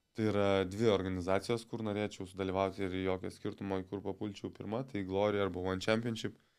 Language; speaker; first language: Lithuanian; native; Lithuanian